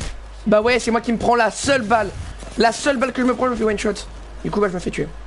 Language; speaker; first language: French; native; French